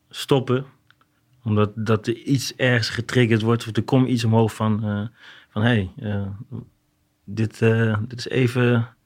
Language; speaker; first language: Dutch; native; Dutch